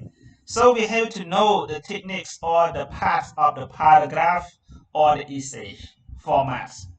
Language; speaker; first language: English; non-native, learner; Khmer